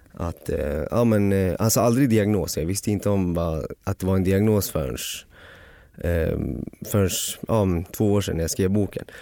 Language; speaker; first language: Swedish; early bilingual, other home language; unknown